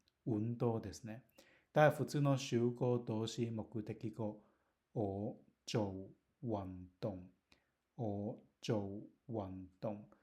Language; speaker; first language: Japanese; non-native, learner; Cantonese